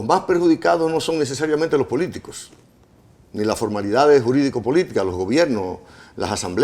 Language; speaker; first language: Spanish; native; Spanish